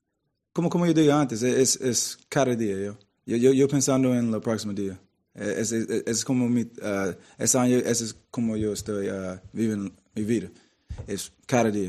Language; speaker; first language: Spanish; non-native, learner; English